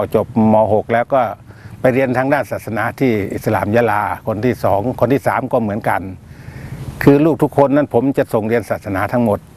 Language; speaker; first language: Thai; native; Thai